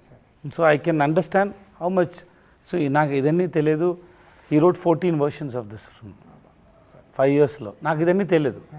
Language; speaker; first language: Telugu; non-native, learner; Tamil